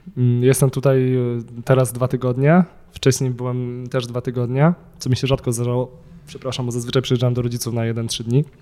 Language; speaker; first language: Polish; native; Polish